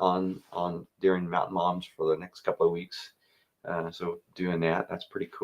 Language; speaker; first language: English; native; English